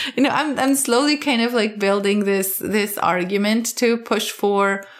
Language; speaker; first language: English; non-native, fluent; Arabic